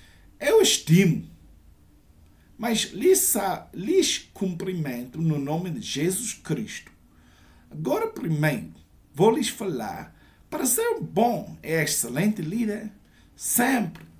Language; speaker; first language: Portuguese; non-native, learner; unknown